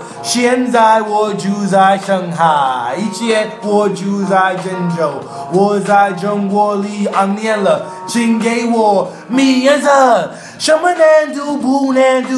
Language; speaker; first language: Chinese; non-native, learner; English